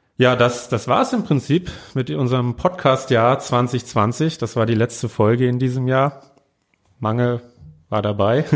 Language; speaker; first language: German; native; German